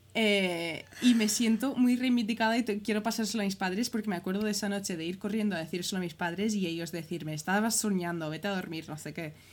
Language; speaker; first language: Spanish; early bilingual, other home language; English